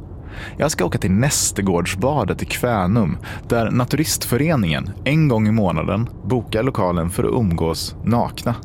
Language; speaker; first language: Swedish; native; Swedish